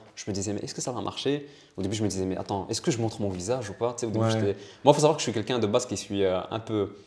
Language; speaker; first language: French; early bilingual, other home language; Italian